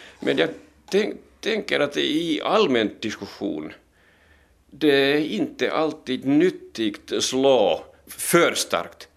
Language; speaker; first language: Swedish; non-native, local second language; Finnish